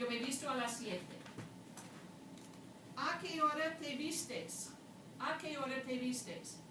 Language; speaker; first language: Spanish; non-native, fluent; English